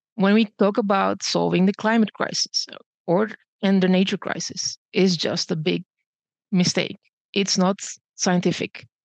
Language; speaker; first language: English; early bilingual, other home language; Bosnian